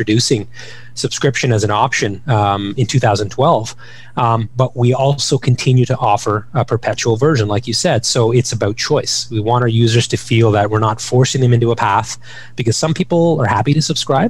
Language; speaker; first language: English; native; English